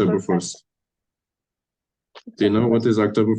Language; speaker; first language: English; non-native, fluent; Russian